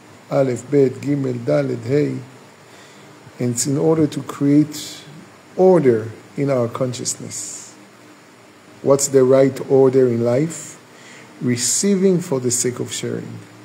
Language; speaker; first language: English; non-native, fluent; Hebrew